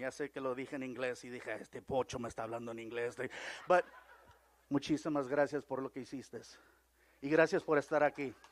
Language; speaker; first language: Spanish; early bilingual, heritage; Spanish